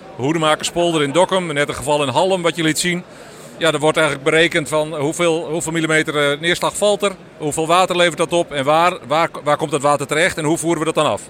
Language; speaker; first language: Dutch; non-native, local second language; Western Frisian